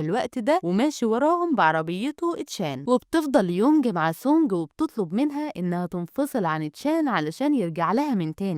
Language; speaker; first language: Arabic; native; Arabic